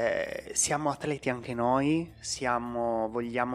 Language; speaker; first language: Italian; native; Italian